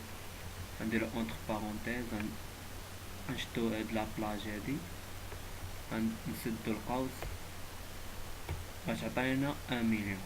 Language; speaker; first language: Arabic; native; Arabic